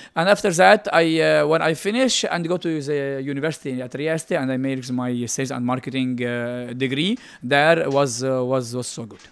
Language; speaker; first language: English; non-native, learner; Arabic